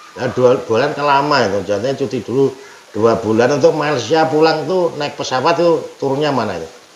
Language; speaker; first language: Indonesian; non-native, local second language; Javanese